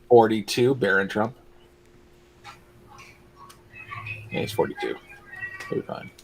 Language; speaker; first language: English; native; English